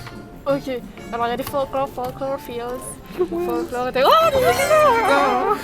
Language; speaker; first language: French; native; French